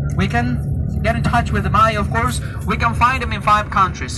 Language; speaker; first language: English; non-native, fluent; Spanish